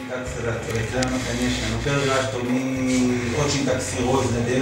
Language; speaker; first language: Russian; non-native, learner; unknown